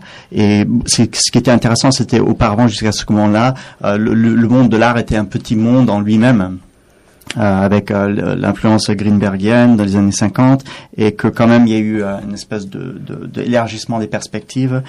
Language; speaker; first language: French; non-native, fluent; English